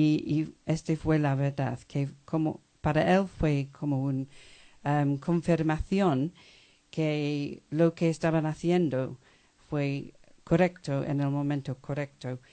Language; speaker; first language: Spanish; non-native, fluent; English